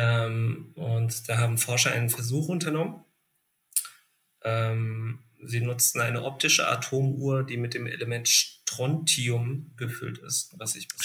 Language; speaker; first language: German; native; German